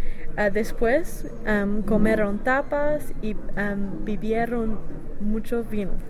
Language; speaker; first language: Spanish; non-native, learner; English